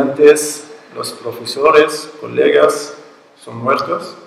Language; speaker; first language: Spanish; non-native, learner; Arabic